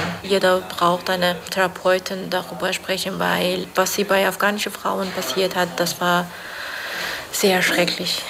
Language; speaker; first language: German; non-native, learner; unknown